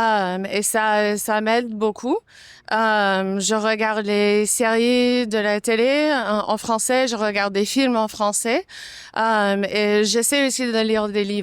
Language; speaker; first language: French; non-native, fluent; English